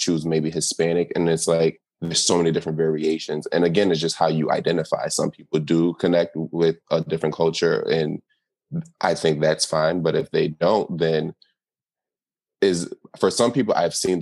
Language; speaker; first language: English; native; English